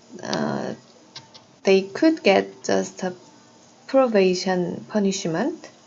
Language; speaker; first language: English; non-native, learner; Korean